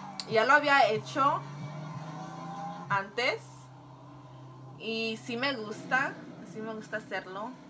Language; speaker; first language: Spanish; early bilingual, heritage; Spanish